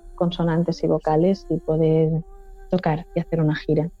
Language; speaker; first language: Spanish; non-native, local second language; Catalan